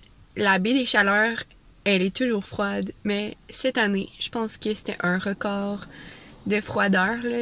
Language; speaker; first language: French; native; French